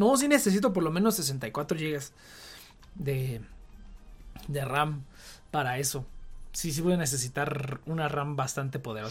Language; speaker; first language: Spanish; native; Spanish